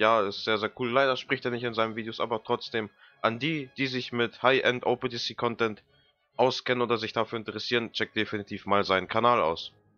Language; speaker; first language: German; native; German